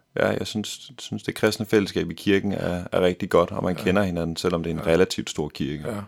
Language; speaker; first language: Danish; native; Danish